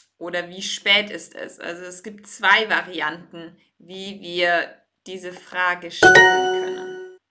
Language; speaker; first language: German; native; German